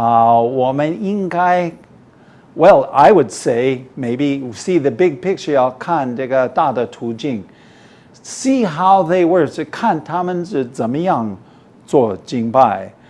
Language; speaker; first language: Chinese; non-native, fluent; English